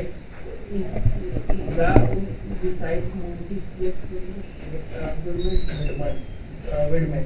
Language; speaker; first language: German; non-native, learner; Hindi